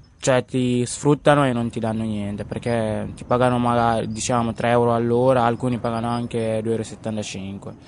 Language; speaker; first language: Italian; early bilingual, other home language; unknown